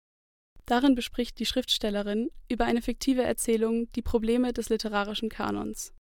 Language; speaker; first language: German; native; German